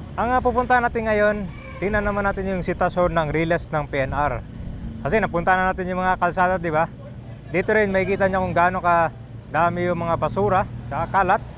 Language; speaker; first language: Filipino; native; Filipino